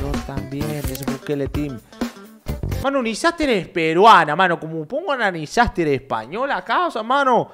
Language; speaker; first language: Spanish; native; Spanish